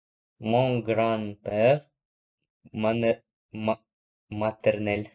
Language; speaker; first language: French; non-native, learner; Russian